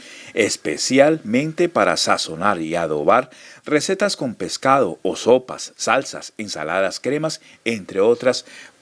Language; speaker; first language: Spanish; native; Spanish